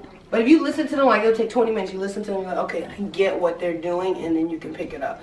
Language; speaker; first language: English; native; English